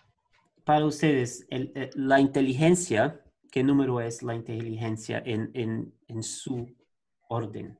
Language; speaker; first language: Spanish; non-native, learner; Portuguese